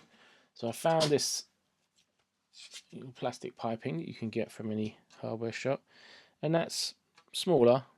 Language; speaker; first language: English; native; English